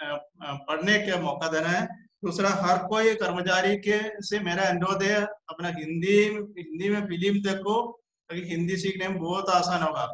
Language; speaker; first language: Hindi; non-native, local second language; Malayalam